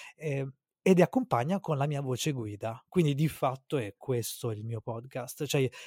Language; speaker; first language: Italian; native; Italian